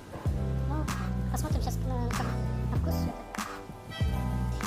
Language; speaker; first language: Russian; non-native, local second language; Kyrgyz